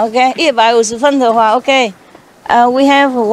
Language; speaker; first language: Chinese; non-native, fluent; Vietnamese